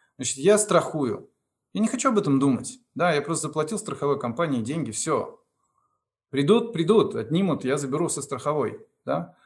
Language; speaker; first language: Russian; native; Russian